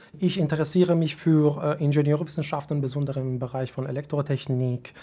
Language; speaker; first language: German; non-native, fluent; Persian